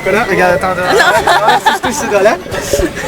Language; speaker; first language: French; native; French